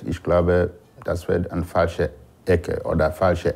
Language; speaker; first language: German; non-native, fluent; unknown